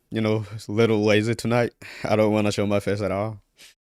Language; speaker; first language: English; native; English